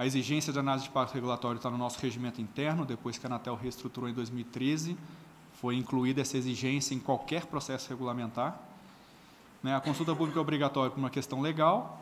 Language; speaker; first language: Portuguese; native; Portuguese